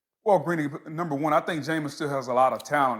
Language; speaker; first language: English; native; English